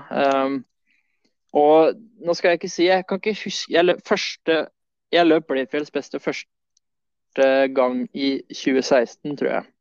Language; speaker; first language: Norwegian; early bilingual, other home language; Swedish